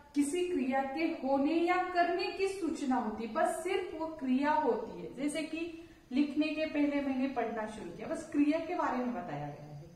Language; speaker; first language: Hindi; non-native, local second language; Marathi